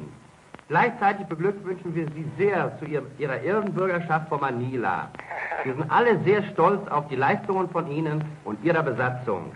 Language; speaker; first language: German; native; German